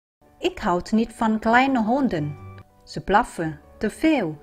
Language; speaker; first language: Dutch; non-native, learner; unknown